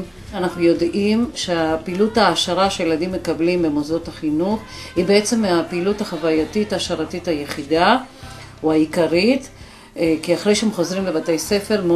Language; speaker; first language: Hebrew; native; Hebrew